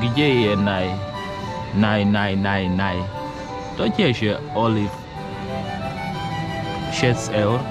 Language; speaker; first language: Slovak; non-native, learner; English